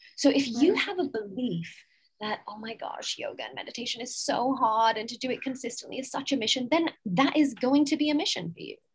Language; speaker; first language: English; native; English